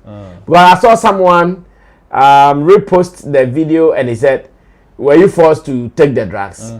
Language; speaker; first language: English; non-native, local second language; Akan